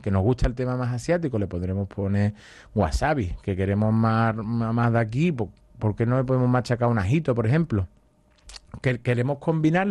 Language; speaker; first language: Spanish; native; Spanish